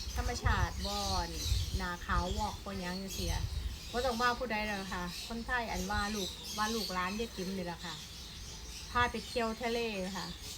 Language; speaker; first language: Thai; non-native, local second language; Northeastern Thai